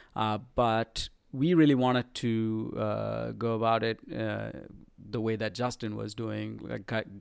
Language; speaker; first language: English; non-native, local second language; Sinhala